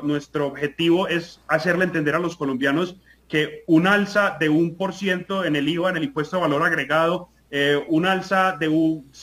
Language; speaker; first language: Spanish; native; Spanish